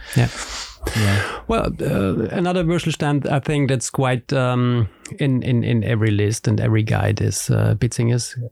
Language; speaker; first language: English; non-native, fluent; German